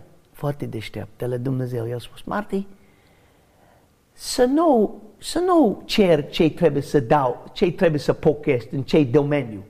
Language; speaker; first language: Romanian; non-native, learner; English